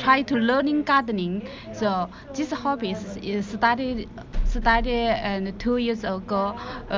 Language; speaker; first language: English; non-native, learner; Chinese